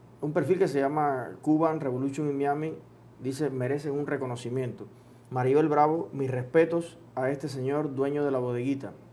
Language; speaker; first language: Spanish; native; Spanish